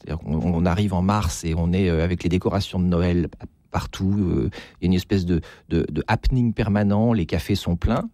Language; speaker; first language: French; native; French